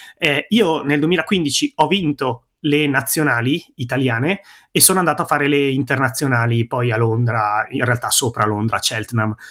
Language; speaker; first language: Italian; native; Italian